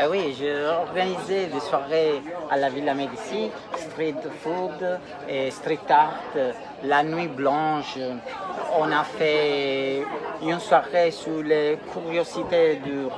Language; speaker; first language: French; non-native, fluent; Italian